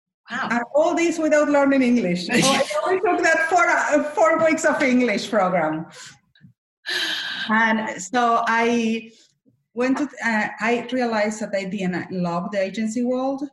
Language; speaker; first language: English; non-native, fluent; Spanish